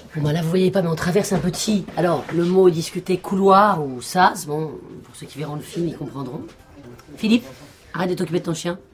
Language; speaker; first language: French; native; French